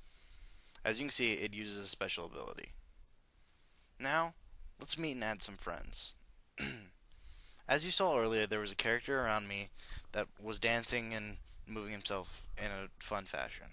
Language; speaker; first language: English; native; English